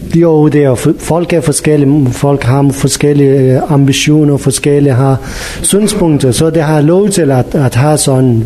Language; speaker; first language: Danish; non-native, learner; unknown